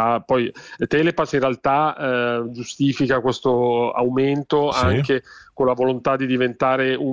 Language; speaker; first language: Italian; native; Italian